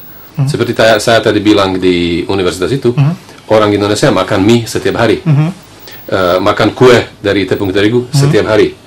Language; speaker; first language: Indonesian; non-native, fluent; Slovak